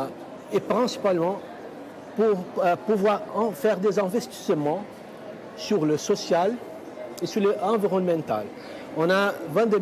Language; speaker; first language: French; non-native, fluent; Portuguese